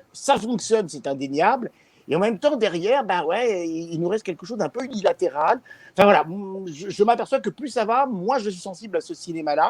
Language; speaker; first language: French; native; French